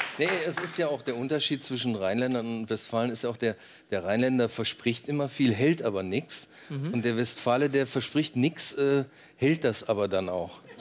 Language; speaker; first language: German; native; German